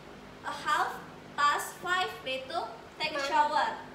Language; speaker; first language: English; non-native, learner; Indonesian